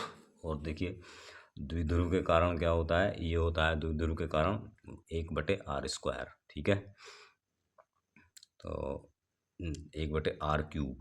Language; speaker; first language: Hindi; native; Hindi